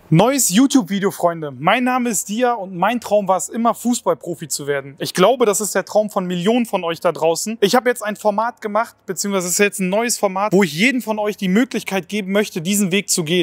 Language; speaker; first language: German; native; German